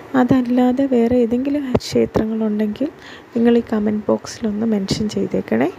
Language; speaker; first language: Malayalam; native; Malayalam